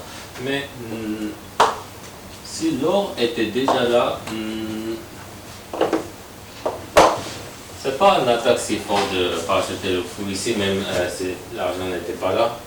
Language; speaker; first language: French; non-native, fluent; Japanese